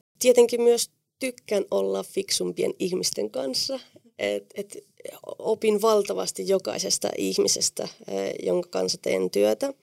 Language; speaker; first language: Finnish; non-native, fluent; Spanish